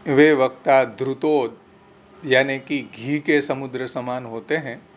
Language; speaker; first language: Hindi; non-native, local second language; Gujarati